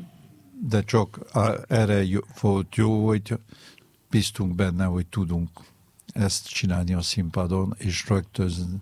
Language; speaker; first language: Hungarian; non-native, fluent; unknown